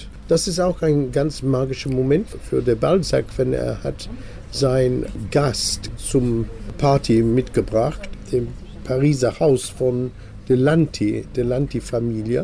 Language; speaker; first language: German; non-native, fluent; English